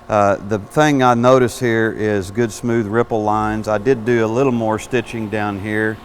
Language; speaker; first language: English; native; English